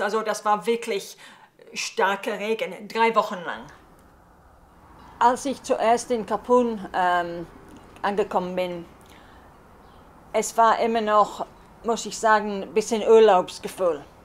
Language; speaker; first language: German; early bilingual, heritage; German